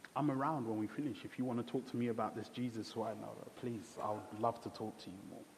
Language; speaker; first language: English; early bilingual, other home language; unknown